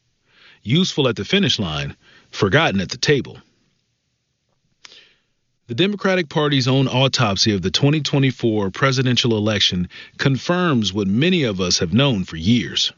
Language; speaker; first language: English; native; English